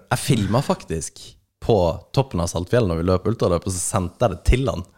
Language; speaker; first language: Norwegian; native; Norwegian